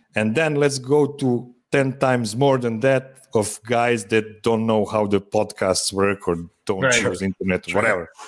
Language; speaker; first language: English; non-native, fluent; Serbian